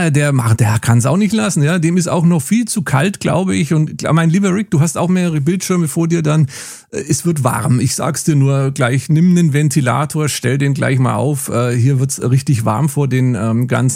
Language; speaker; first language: German; native; German